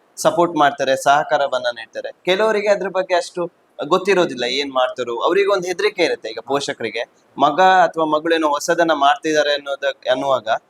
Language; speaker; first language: Kannada; native; Kannada